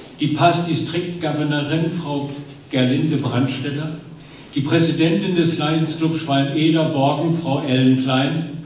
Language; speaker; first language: German; native; German